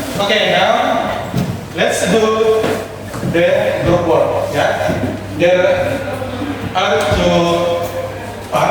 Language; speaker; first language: English; non-native, fluent; Indonesian